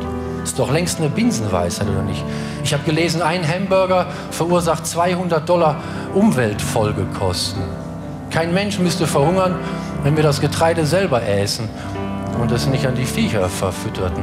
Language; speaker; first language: German; native; German